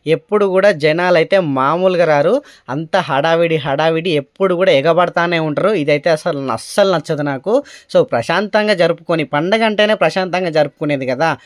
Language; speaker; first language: Telugu; native; Telugu